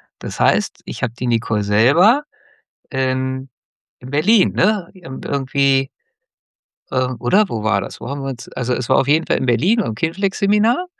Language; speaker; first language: German; native; German